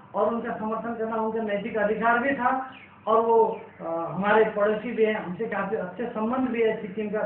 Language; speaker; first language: Hindi; non-native, local second language; Nepali